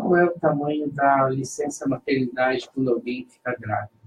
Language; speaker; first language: Portuguese; native; Portuguese